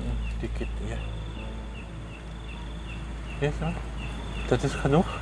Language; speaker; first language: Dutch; non-native, learner; Indonesian